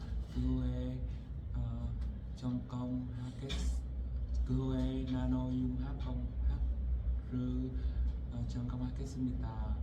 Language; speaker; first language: Korean; non-native, learner; Vietnamese